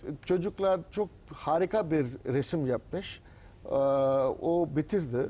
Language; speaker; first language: Turkish; non-native, learner; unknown